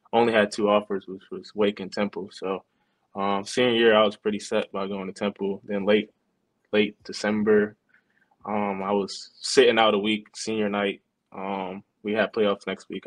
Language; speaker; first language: English; native; English